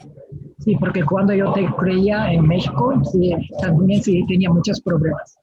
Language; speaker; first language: Spanish; non-native, fluent; Japanese